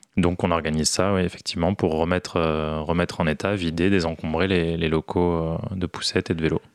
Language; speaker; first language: French; native; French